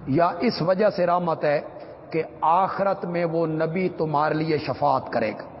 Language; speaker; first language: Urdu; non-native, local second language; Punjabi